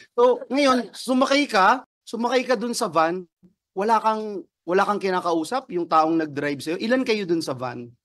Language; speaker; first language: Filipino; native; Filipino